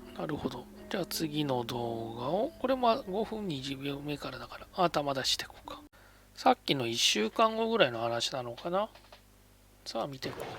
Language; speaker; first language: Japanese; native; Japanese